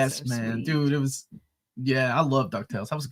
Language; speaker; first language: English; native; English